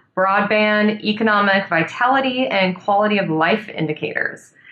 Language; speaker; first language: English; native; English